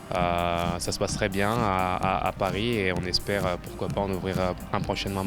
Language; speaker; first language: French; native; French